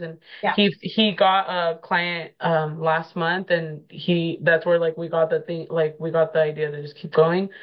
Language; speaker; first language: English; early bilingual, other home language; Spanish